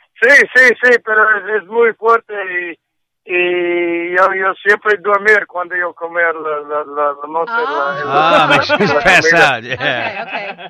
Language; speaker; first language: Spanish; non-native, learner; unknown